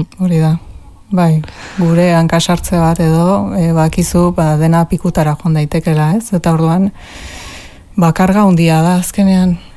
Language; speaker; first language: Basque; early bilingual, heritage; Basque